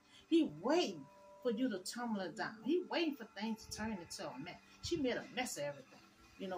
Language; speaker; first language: English; native; English